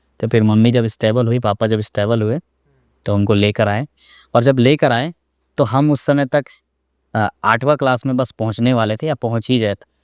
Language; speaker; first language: Hindi; native; Hindi